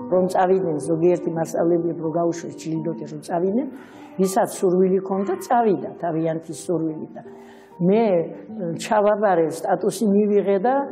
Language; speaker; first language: Georgian; native; Georgian